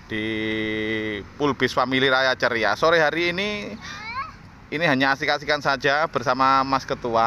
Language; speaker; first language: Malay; non-native, local second language; Javanese